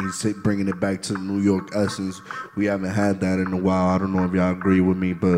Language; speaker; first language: English; early bilingual, other home language; Spanish